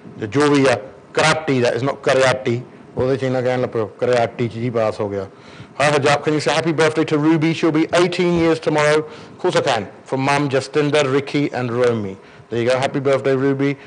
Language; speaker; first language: English; early bilingual, other home language; Punjabi